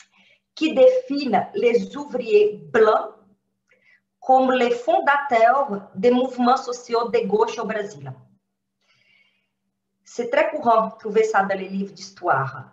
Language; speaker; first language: French; non-native, fluent; Portuguese